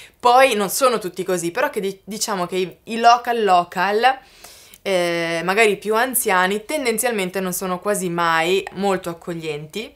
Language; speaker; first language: Italian; native; Italian